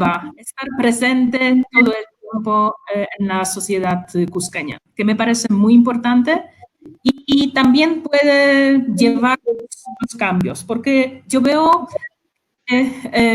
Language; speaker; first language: Spanish; non-native, fluent; Polish